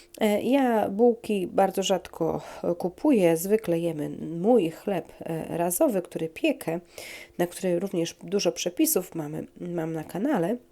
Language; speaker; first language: Polish; native; Polish